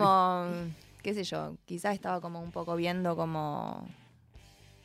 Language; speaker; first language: Spanish; early bilingual, other home language; Chinese